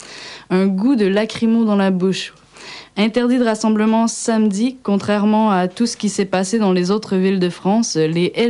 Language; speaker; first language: French; native; French